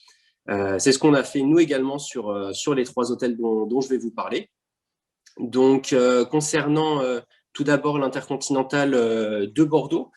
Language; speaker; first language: French; native; French